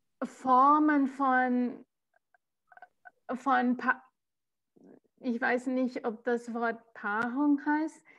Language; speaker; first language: German; non-native, fluent; Spanish